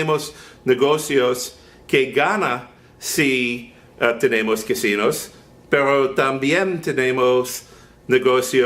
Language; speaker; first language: Spanish; non-native, learner; English